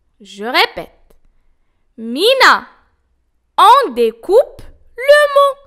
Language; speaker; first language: French; non-native, local second language; Arabic